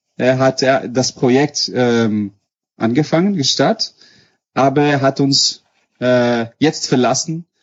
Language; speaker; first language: German; non-native, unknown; Dutch